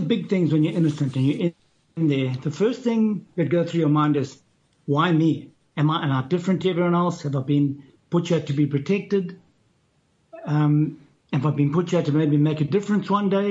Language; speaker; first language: English; native; English